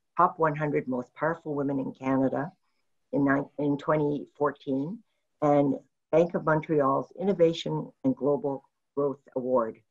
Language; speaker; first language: English; native; English